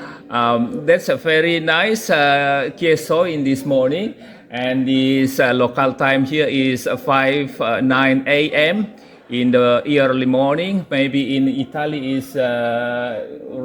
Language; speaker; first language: English; non-native, local second language; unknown